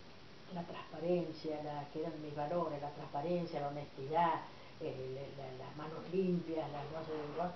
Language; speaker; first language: Spanish; native; Spanish